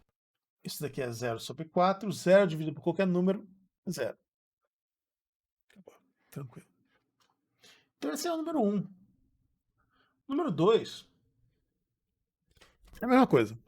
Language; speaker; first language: Portuguese; native; Portuguese